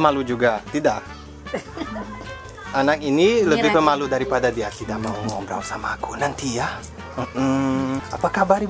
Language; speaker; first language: Indonesian; non-native, fluent; Portuguese